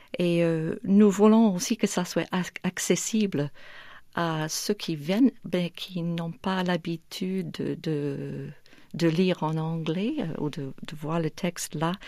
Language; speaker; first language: French; non-native, fluent; English